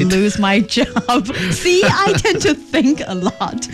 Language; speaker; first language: English; non-native, fluent; Chinese